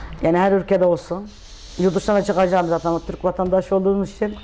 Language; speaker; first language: Turkish; non-native, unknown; Arabic